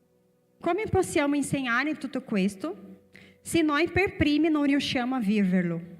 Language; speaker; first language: Italian; non-native, fluent; Portuguese